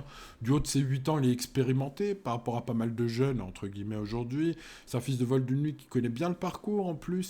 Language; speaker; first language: French; native; French